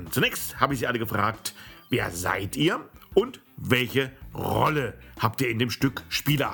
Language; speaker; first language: German; native; German